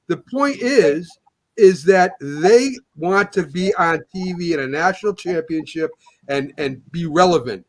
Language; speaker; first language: English; native; English